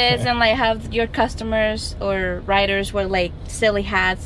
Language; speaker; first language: English; non-native, fluent; Spanish